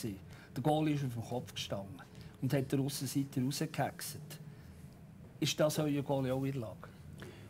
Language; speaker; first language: German; native; German